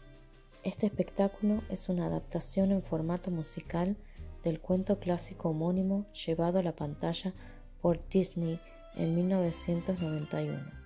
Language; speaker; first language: Spanish; native; Spanish